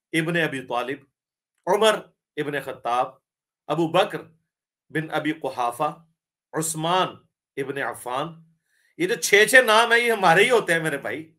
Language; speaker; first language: Urdu; non-native, local second language; Punjabi